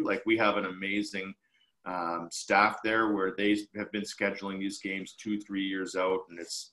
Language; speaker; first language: English; native; English